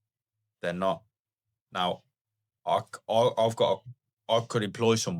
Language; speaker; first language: English; native; English